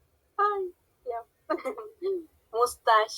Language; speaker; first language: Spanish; native; Spanish